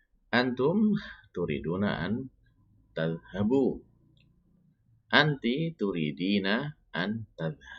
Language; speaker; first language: Arabic; non-native, fluent; Indonesian